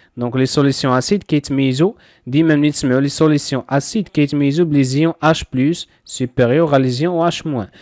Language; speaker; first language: French; non-native, local second language; Arabic